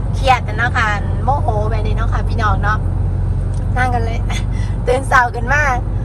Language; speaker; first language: Thai; native; Thai